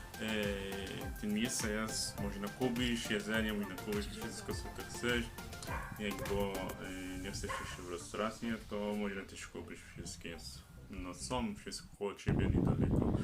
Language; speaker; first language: Polish; non-native, learner; Arabic